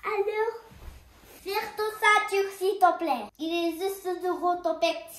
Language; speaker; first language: French; early bilingual, heritage; French